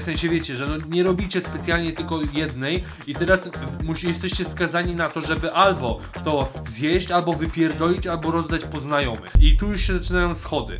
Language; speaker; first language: Polish; native; Polish